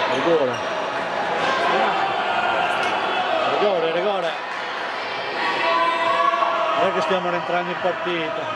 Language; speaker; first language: Italian; native; Italian